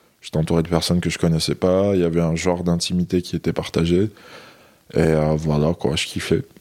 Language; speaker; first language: French; non-native, local second language; Arabic